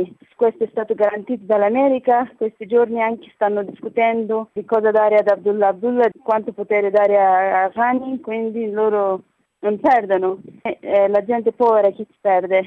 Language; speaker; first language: Italian; non-native, fluent; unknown